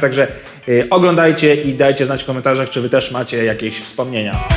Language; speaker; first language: Polish; native; Polish